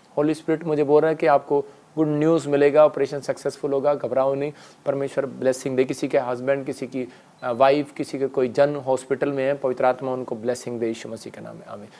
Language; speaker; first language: Hindi; non-native, local second language; Punjabi